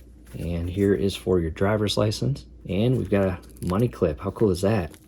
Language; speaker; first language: English; native; English